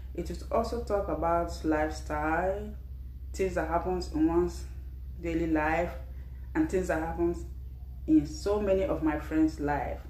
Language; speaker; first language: English; non-native, local second language; Igbo